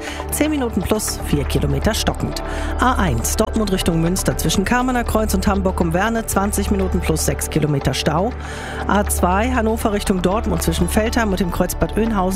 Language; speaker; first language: German; native; German